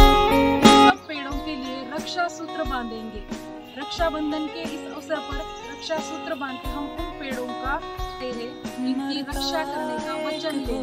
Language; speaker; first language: Hindi; non-native, local second language; Marathi